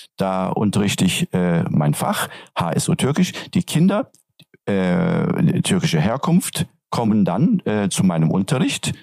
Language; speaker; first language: German; non-native, fluent; Turkish